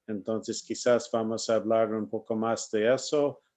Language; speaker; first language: Spanish; non-native, learner; English